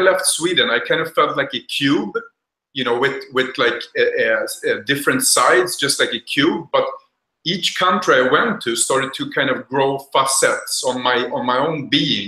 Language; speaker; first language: English; non-native, fluent; Swedish